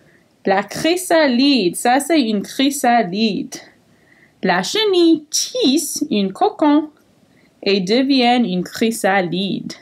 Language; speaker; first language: French; non-native, fluent; English